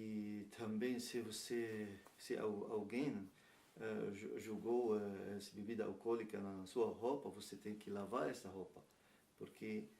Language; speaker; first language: Portuguese; non-native, learner; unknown